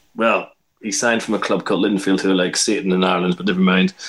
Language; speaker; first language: English; native; English